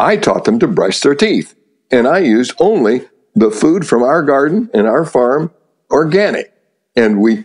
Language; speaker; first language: English; native; English